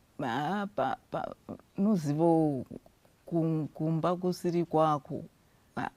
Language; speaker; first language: Shona; non-native, local second language; North Ndebele